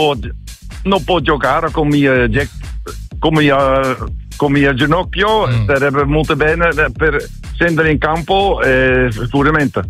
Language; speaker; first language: Italian; non-native, learner; Dutch